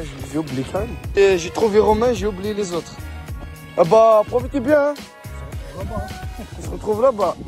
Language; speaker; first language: French; non-native, local second language; Arabic